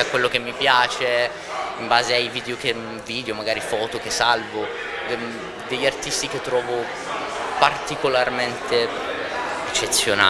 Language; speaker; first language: Italian; native; Italian